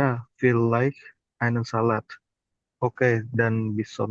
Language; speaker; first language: German; non-native, learner; Indonesian